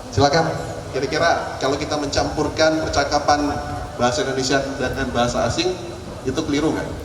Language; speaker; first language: Indonesian; non-native, local second language; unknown